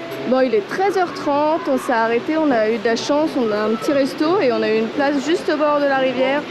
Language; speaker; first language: French; native; French